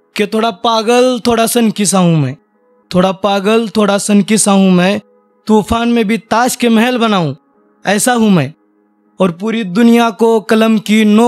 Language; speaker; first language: Hindi; non-native, local second language; Marathi